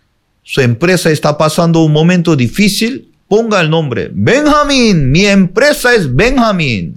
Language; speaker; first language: Spanish; non-native, fluent; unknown